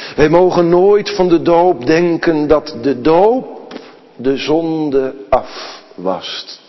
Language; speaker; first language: Dutch; native; Dutch